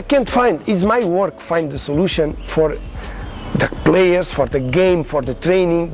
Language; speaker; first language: English; non-native, learner; Portuguese